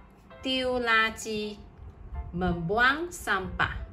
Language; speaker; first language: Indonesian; non-native, local second language; Chinese